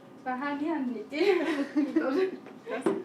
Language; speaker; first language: Finnish; non-native, learner; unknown